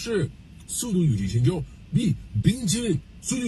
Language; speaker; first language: Chinese; non-native, learner; English